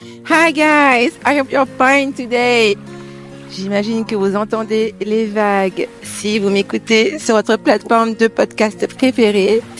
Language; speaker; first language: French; native; French